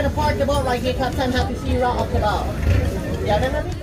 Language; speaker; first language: English; non-native, learner; Thai